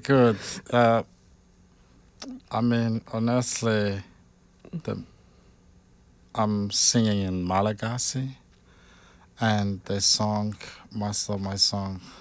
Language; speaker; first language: English; non-native, fluent; Malagasy